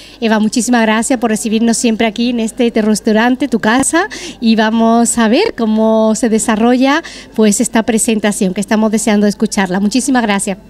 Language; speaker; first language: Spanish; native; Spanish